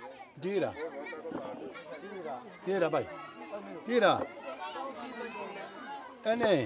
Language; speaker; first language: Portuguese; non-native, learner; Vietnamese